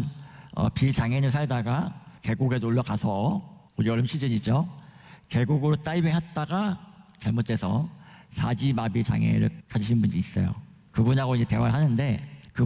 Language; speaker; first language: Korean; native; Korean